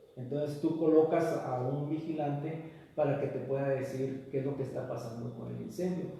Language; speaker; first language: Spanish; early bilingual, heritage; Spanish